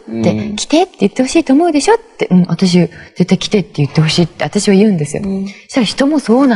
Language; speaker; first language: Japanese; native; Japanese